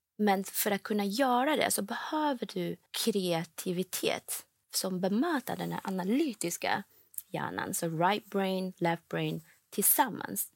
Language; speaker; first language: Swedish; non-native, fluent; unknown